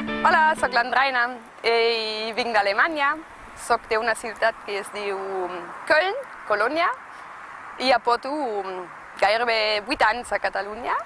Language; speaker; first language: Catalan; non-native, fluent; German